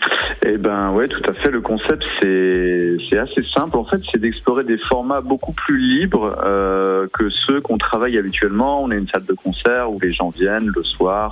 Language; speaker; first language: French; native; French